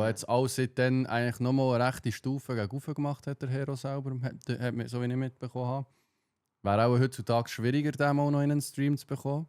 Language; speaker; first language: German; native; German